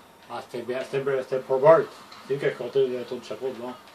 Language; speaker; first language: French; native; French